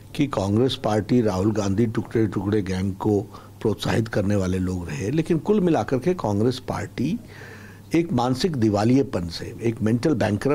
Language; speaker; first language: Hindi; native; Hindi